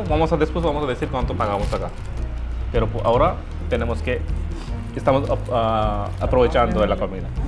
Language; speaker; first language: Spanish; non-native, fluent; Hindi